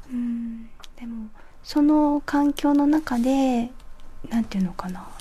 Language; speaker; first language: Japanese; native; Japanese